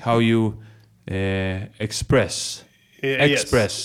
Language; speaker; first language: English; non-native, fluent; Swedish